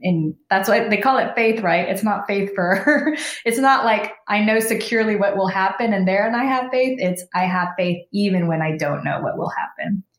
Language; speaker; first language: English; early bilingual, other home language; Spanish